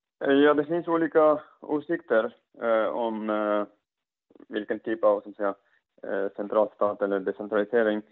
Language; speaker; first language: Swedish; non-native, fluent; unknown